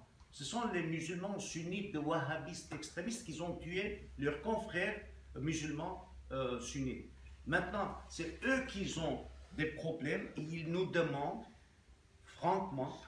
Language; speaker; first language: French; non-native, fluent; Armenian